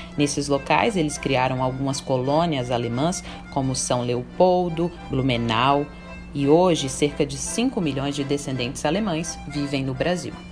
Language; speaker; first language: Portuguese; native; Portuguese